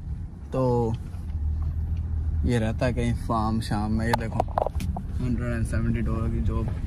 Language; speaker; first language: Hindi; native; Hindi